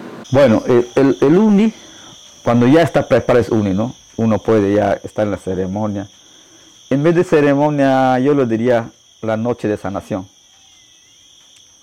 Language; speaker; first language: Spanish; non-native, local second language; Shipibo-Conibo